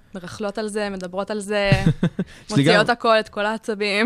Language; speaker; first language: Hebrew; early bilingual, other home language; English